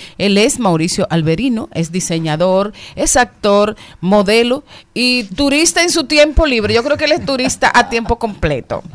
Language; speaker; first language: Spanish; native; Spanish